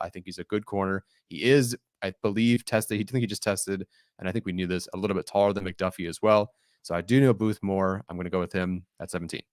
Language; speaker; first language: English; native; English